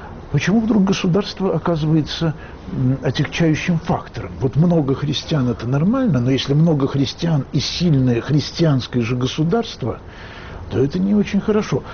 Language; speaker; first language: Russian; native; Russian